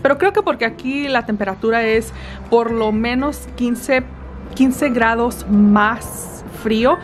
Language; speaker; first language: Spanish; early bilingual, heritage; Spanish